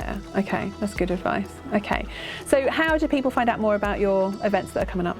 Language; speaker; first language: English; native; English